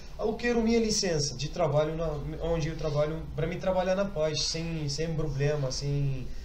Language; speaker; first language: Portuguese; non-native, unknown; Arabic